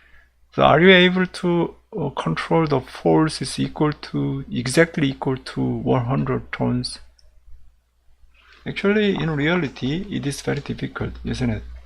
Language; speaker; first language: English; non-native, fluent; Korean